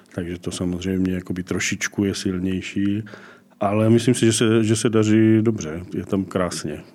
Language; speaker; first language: Czech; native; Czech